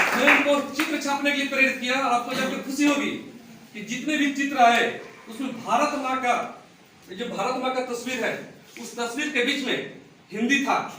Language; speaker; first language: Hindi; native; Hindi